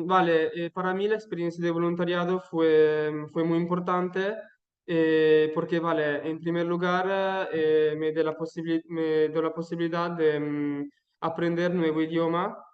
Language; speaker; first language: Spanish; non-native, learner; Italian